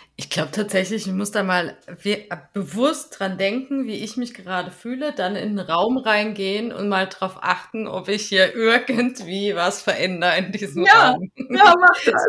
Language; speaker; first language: German; native; German